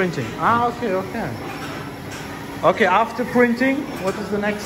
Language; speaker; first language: English; non-native, fluent; German